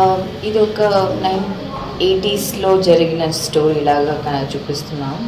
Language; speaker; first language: Telugu; non-native, local second language; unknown